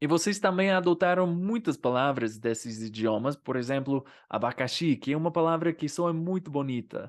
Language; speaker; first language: Portuguese; non-native, fluent; English